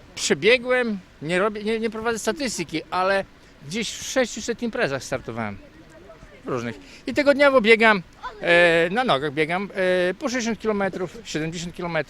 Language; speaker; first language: Polish; native; Polish